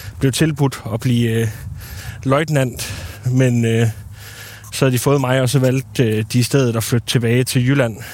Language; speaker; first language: Danish; native; Danish